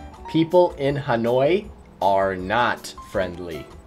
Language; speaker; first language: English; native; English